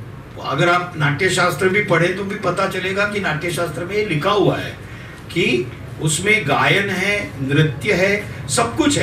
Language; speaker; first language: Hindi; native; Hindi